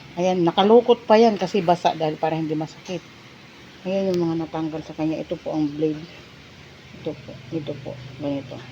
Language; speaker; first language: Filipino; non-native, local second language; Waray